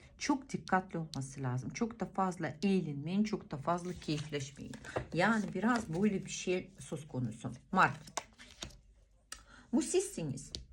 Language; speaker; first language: Turkish; non-native, fluent; Russian